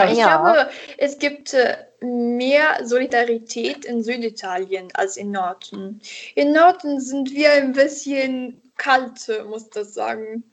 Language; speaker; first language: German; non-native, learner; Italian